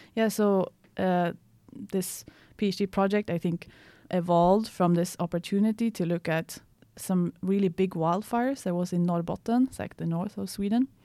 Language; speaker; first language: English; non-native, fluent; Swedish